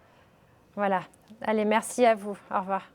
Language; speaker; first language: French; native; French